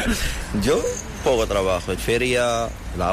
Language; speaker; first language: Spanish; non-native, learner; Arabic